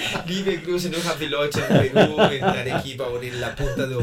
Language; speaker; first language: German; non-native, learner; Spanish